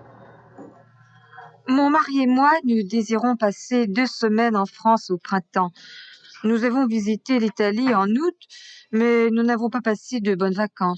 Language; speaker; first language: French; native; French